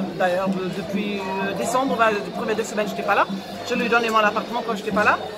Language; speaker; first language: French; non-native, fluent; German